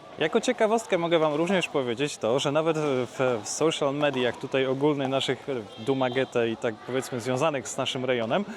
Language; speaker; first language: Polish; native; Polish